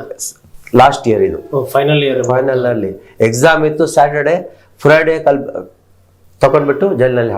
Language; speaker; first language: Kannada; non-native, local second language; Telugu